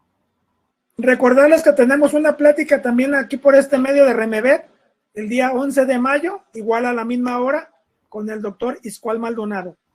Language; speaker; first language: Spanish; native; Spanish